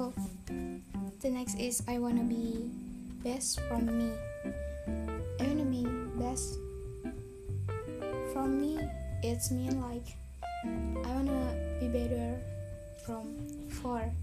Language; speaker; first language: English; non-native, learner; Indonesian